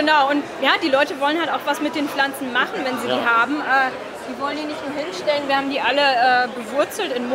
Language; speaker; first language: German; native; German